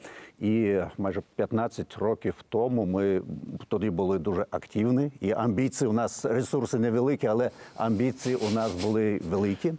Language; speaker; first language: Ukrainian; non-native, fluent; Lithuanian